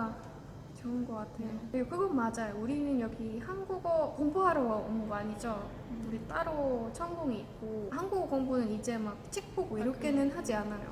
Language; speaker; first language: Korean; non-native, fluent; Estonian